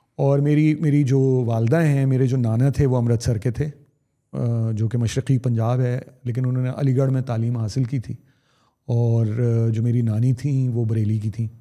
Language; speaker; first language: Urdu; native; Urdu